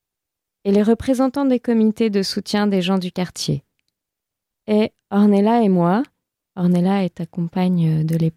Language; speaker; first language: French; native; French